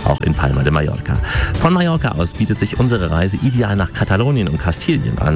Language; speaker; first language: German; native; German